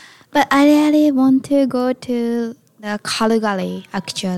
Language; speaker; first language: English; non-native, learner; Japanese